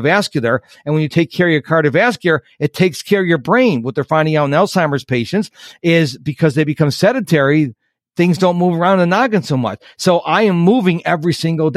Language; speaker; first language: English; native; English